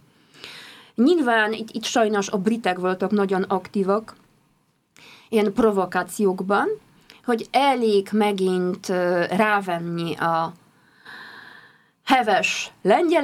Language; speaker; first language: Hungarian; non-native, fluent; Polish